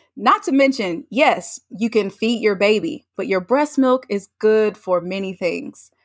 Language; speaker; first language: English; native; English